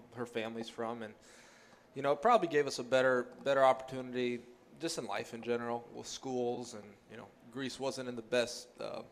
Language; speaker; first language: English; early bilingual, other home language; Greek